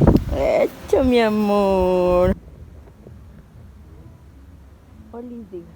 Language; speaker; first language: Spanish; native; Spanish